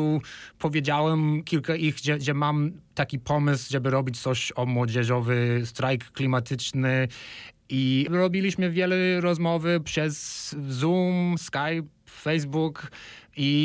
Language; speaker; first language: Polish; non-native, fluent; English